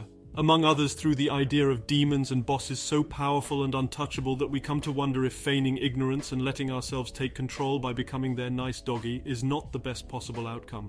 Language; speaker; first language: English; non-native, fluent; French